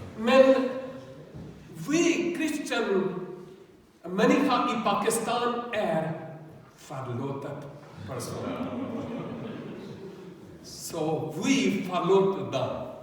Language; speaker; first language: Swedish; non-native, learner; Urdu